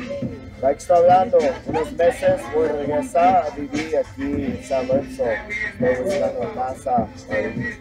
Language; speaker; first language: Spanish; early bilingual, heritage; English